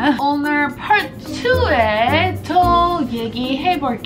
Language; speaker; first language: Korean; non-native, fluent; English